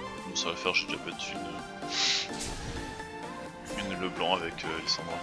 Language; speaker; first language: French; native; French